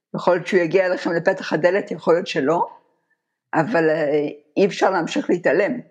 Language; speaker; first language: Hebrew; native; Hebrew